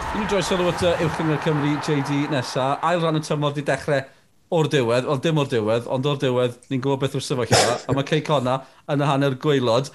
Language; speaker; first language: Welsh; native; Welsh